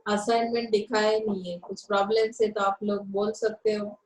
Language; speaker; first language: Hindi; non-native, local second language; Marathi